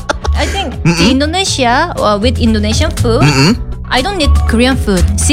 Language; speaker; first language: English; non-native, learner; Korean